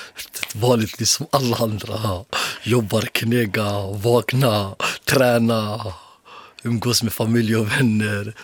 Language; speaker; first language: Swedish; early bilingual, other home language; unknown